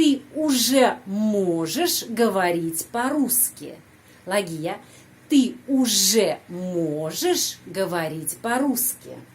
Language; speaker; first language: Russian; non-native, fluent; Indonesian